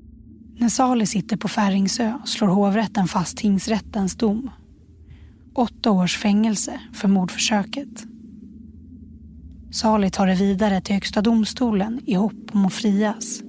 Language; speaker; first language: Swedish; native; Swedish